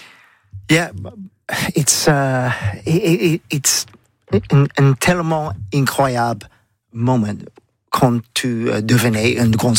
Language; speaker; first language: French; non-native, learner; English